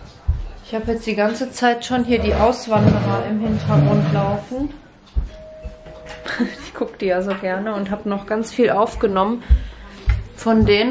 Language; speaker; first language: German; native; German